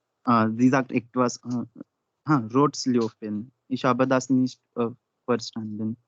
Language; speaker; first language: German; non-native, learner; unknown